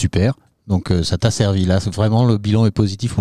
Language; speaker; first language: French; native; French